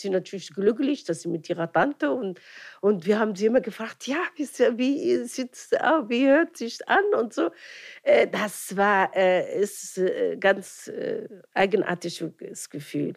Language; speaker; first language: German; non-native, fluent; Arabic